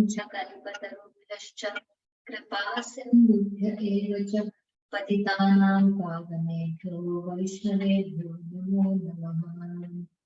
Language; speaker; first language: Hindi; non-native, local second language; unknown